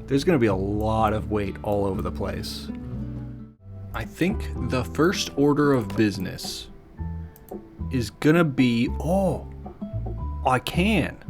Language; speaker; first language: English; native; English